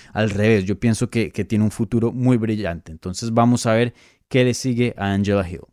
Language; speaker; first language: Spanish; native; Spanish